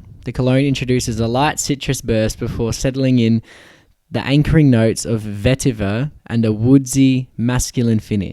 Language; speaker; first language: English; native; English